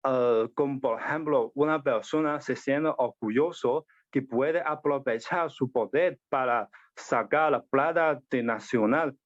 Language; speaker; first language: Spanish; non-native, learner; Chinese